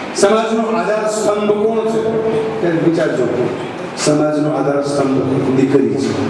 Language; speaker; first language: Gujarati; non-native, local second language; Kachhi